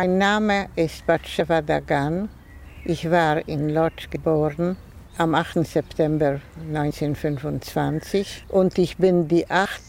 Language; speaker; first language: German; non-native, fluent; Polish